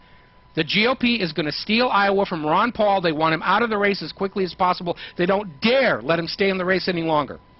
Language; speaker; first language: English; native; English